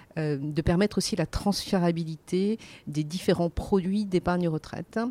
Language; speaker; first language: French; native; French